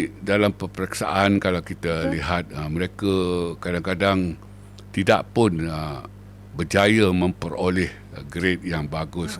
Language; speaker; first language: Malay; native; Malay